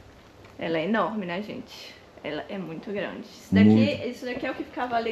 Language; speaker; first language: Portuguese; native; Portuguese